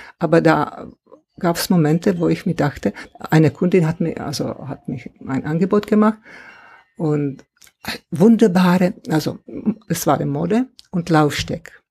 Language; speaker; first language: German; non-native, fluent; Czech